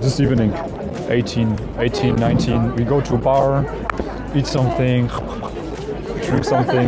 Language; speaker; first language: English; non-native, fluent; German